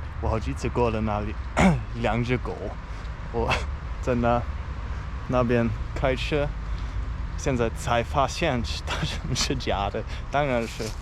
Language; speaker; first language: Chinese; non-native, fluent; German